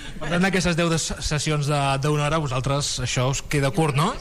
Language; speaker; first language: Catalan; native; Catalan